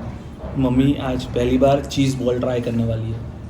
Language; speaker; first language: Hindi; native; Hindi